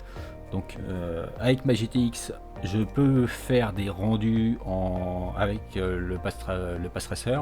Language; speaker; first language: French; native; French